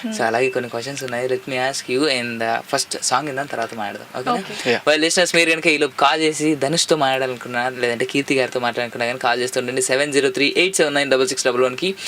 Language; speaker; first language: Telugu; native; Telugu